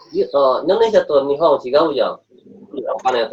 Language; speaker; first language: Japanese; non-native, learner; Indonesian